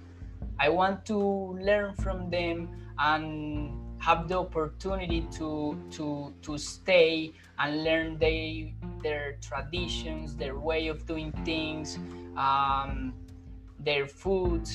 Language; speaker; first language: English; non-native, fluent; Spanish